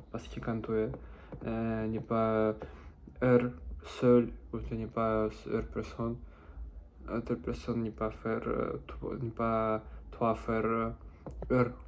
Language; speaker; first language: French; non-native, learner; Russian